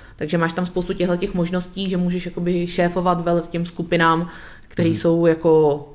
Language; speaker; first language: Czech; native; Czech